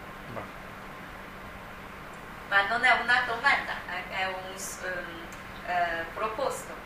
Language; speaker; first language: Italian; non-native, fluent; Chinese